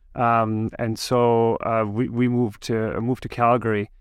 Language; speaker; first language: English; early bilingual, other home language; German